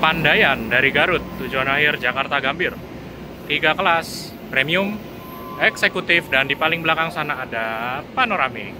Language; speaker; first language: Indonesian; native; Indonesian